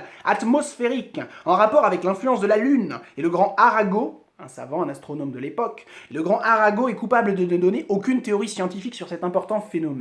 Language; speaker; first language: French; native; French